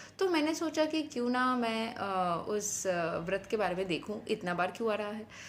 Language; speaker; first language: Hindi; non-native, local second language; Bangla